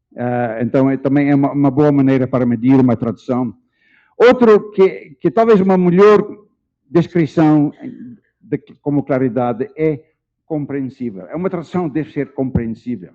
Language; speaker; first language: Portuguese; non-native, fluent; Dutch